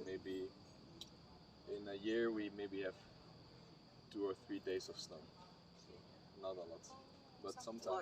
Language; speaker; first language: English; non-native, fluent; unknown